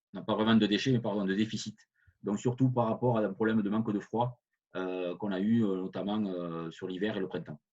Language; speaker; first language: French; native; French